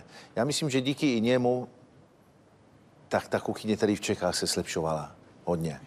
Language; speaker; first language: Czech; non-native, fluent; Italian